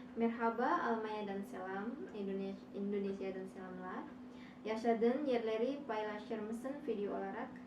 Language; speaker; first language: Turkish; non-native, learner; Indonesian